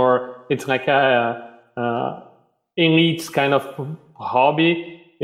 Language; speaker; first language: English; non-native, fluent; Portuguese